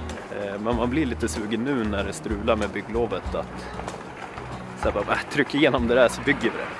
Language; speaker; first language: Swedish; native; Swedish